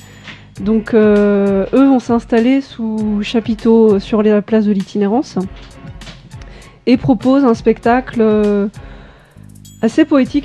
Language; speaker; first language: French; native; French